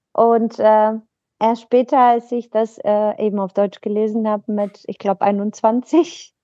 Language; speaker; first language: German; non-native, fluent; Bulgarian